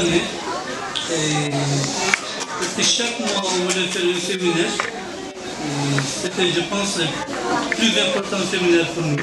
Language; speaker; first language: French; non-native, learner; Turkish